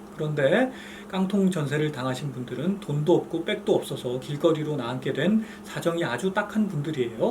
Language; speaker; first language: Korean; native; Korean